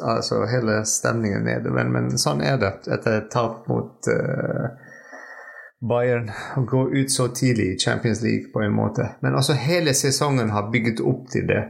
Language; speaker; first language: Norwegian; non-native, fluent; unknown